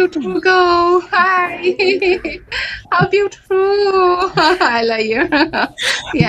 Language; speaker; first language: English; non-native, learner; Chinese